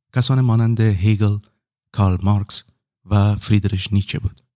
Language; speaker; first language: Persian; native; Persian